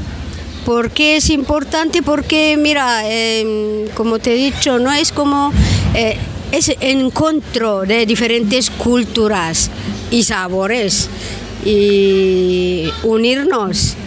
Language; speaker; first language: Spanish; non-native, learner; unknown